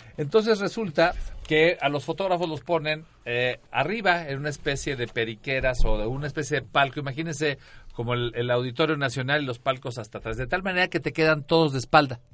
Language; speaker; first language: Spanish; native; Spanish